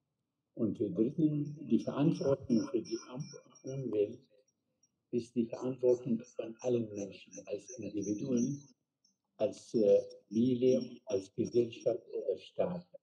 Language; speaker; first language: German; non-native, fluent; Arabic